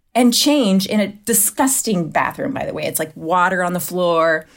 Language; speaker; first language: English; native; English